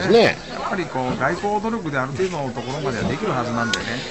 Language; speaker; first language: Japanese; native; Japanese